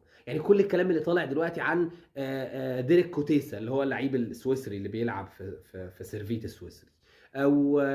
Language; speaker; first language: Arabic; native; Arabic